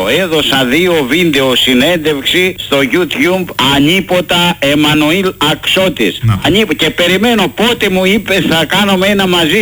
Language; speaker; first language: Greek; native; Greek